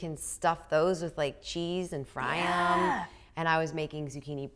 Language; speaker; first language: English; native; English